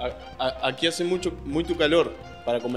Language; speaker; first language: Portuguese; non-native, learner; Spanish